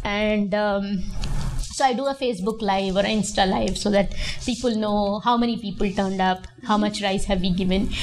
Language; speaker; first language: English; non-native, local second language; Telugu